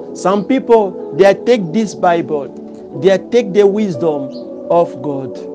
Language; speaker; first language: English; non-native, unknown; Lingala